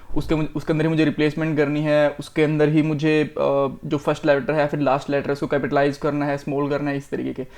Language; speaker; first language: Hindi; native; Hindi